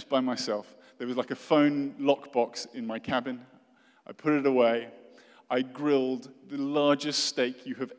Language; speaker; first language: English; native; English